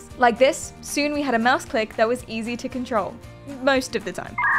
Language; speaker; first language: English; native; English